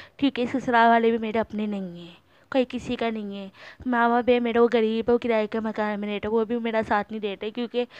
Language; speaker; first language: Urdu; native; Urdu